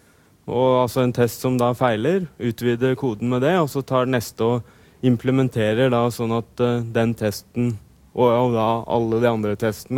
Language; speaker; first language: Norwegian; native; Norwegian